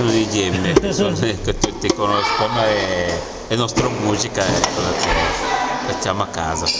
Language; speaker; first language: Italian; non-native, fluent; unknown